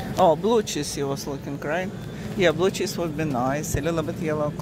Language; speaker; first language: English; non-native, learner; Russian